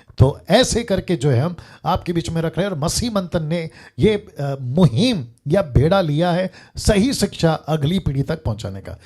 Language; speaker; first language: Hindi; native; Hindi